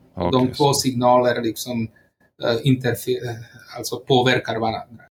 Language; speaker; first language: Swedish; non-native, fluent; Slovak